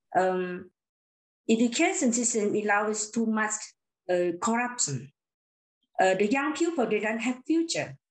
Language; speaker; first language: English; non-native, learner; Lao